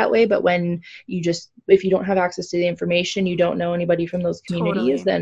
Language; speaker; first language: English; native; English